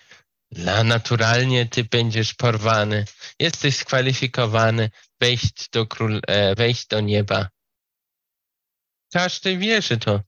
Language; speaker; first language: Polish; non-native, learner; Slovak